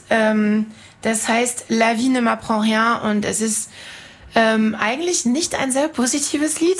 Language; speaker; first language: German; non-native, fluent; French